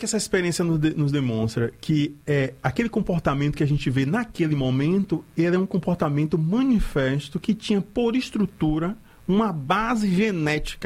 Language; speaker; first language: Portuguese; native; Portuguese